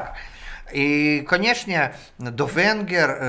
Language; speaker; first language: Polish; non-native, fluent; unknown